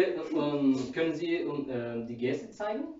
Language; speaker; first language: German; non-native, learner; Turkish